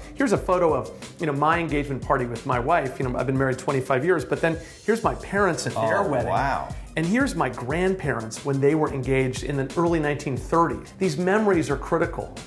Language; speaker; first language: English; native; English